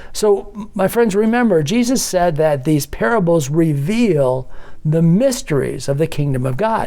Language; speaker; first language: English; native; English